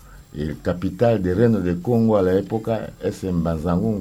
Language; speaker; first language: Spanish; non-native, learner; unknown